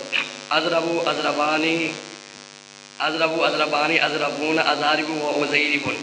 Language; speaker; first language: Arabic; non-native, learner; Urdu